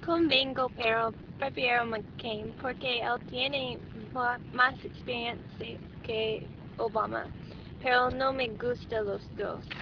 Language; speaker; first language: Spanish; non-native, learner; English